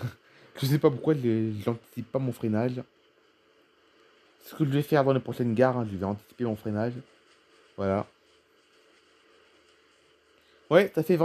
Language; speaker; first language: French; native; French